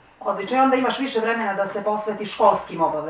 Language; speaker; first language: Croatian; native; Croatian